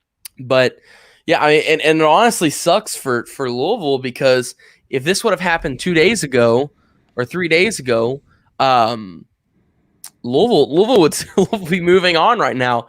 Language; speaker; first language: English; native; English